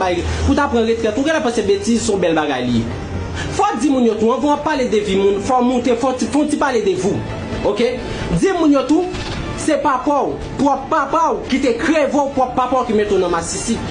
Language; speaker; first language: Haitian Creole; native; Haitian Creole